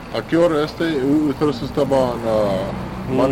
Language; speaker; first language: Spanish; non-native, learner; English